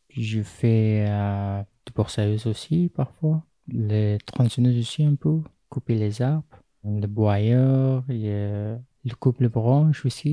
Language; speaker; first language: French; non-native, learner; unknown